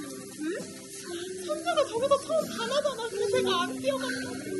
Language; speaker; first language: Korean; native; Korean